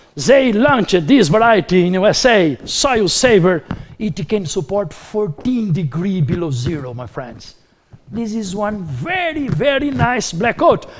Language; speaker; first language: English; non-native, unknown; Portuguese